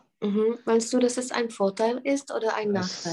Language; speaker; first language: German; non-native, fluent; Czech